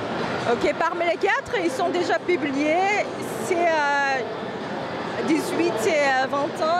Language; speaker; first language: French; non-native, fluent; Korean